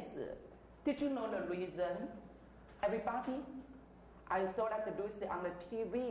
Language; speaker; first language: English; non-native, fluent; Chinese